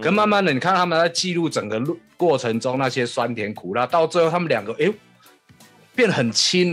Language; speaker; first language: Chinese; native; Chinese